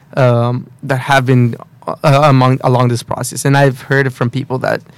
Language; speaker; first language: English; early bilingual, other home language; Spanish